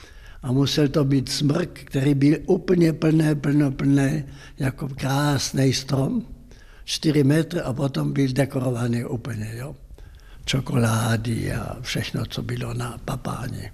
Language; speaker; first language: Czech; non-native, local second language; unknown